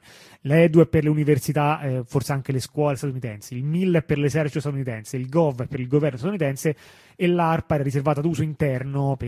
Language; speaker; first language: Italian; native; Italian